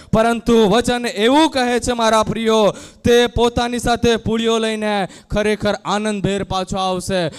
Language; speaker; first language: Gujarati; non-native, local second language; Gamit